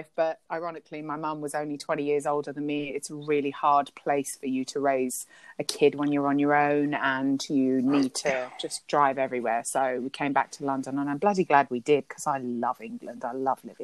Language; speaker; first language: English; native; English